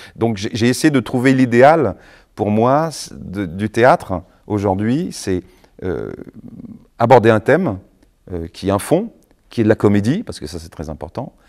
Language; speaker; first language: French; native; French